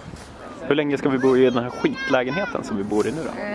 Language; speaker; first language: Swedish; native; Swedish